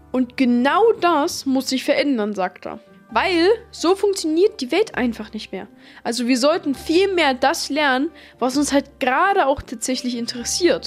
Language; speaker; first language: German; native; German